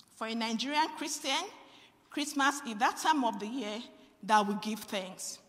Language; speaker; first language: English; non-native, local second language; Yoruba